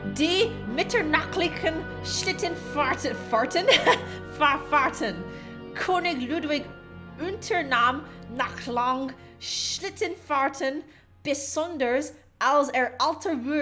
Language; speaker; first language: German; non-native, learner; English